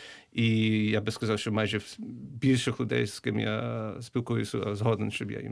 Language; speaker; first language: Ukrainian; early bilingual, heritage; English